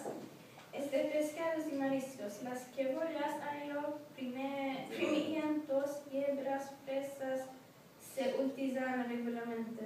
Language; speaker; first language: Spanish; non-native, learner; Swedish